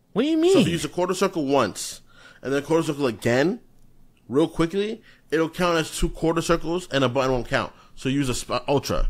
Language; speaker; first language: English; native; English